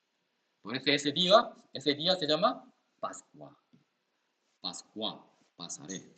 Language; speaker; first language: Spanish; non-native, learner; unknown